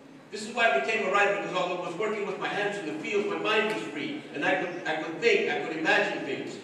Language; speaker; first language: English; early bilingual, other home language; Spanish